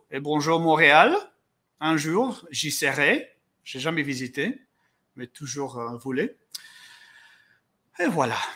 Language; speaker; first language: French; non-native, fluent; English